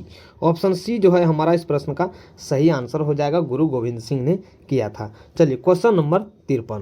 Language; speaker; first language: Hindi; native; Hindi